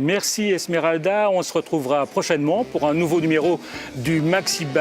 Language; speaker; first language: French; native; French